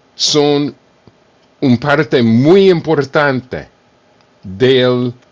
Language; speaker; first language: Spanish; non-native, learner; English